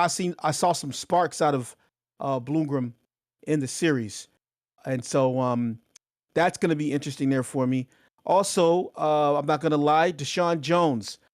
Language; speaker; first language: English; native; English